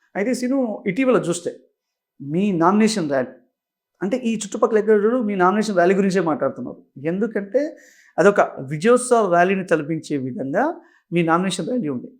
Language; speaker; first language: Telugu; native; Telugu